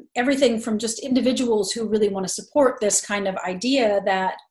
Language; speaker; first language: English; native; English